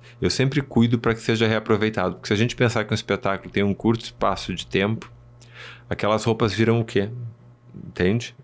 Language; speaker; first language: Portuguese; early bilingual, other home language; Spanish